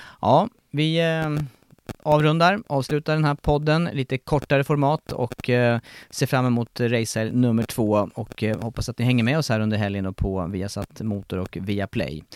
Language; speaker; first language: Swedish; native; Swedish